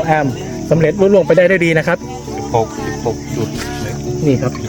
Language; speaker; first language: Thai; native; Thai